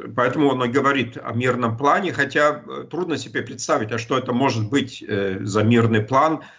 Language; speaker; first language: Russian; non-native, fluent; German